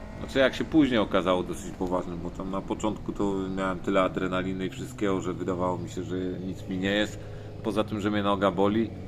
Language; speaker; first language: Polish; native; Polish